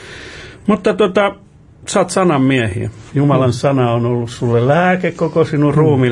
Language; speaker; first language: Finnish; native; Finnish